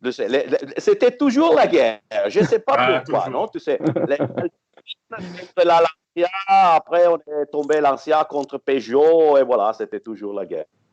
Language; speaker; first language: French; non-native, fluent; Italian